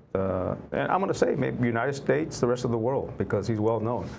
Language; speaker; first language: English; native; English